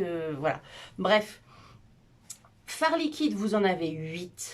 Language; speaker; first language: French; native; French